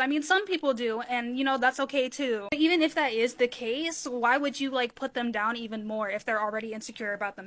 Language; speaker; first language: English; native; English